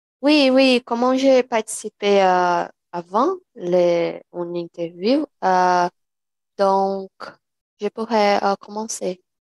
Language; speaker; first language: French; non-native, learner; Portuguese